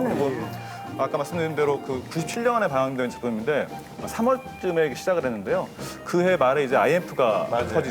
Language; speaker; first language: Korean; native; Korean